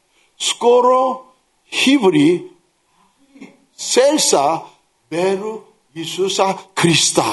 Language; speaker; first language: Russian; non-native, learner; Korean